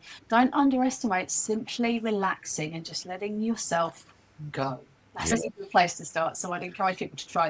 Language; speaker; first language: English; native; English